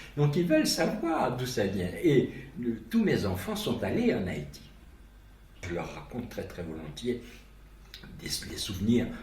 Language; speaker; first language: French; non-native, local second language; Haitian Creole